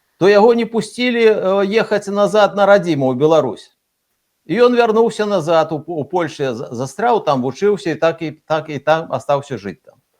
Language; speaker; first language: Belarusian; native; Belarusian